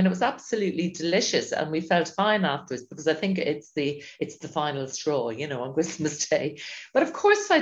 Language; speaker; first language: English; native; English